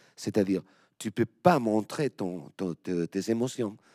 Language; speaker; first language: French; non-native, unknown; Spanish